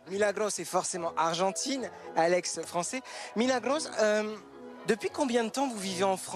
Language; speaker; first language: French; native; French